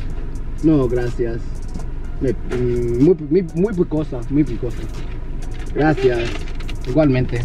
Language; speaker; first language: Spanish; early bilingual, heritage; Spanish